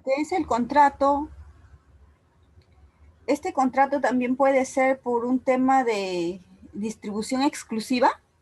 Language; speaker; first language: Spanish; native; Spanish